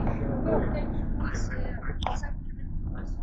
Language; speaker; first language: French; non-native, learner; Russian